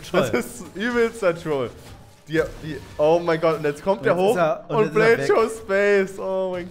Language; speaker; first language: German; native; German